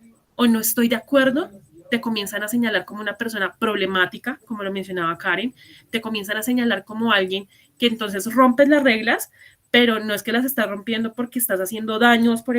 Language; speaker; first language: Spanish; native; Spanish